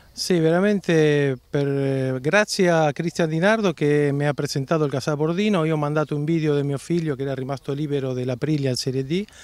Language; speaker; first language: Italian; early bilingual, heritage; Italian